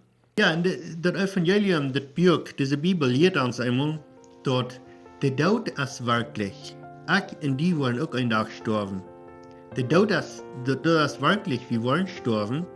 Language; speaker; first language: German; non-native, learner; Plautdietsch